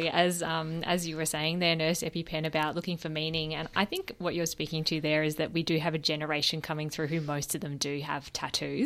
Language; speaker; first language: English; native; English